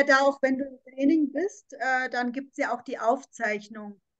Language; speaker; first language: German; native; German